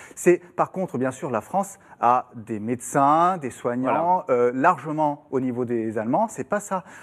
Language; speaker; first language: French; non-native, fluent; German